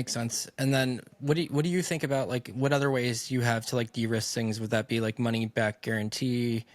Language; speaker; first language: English; native; English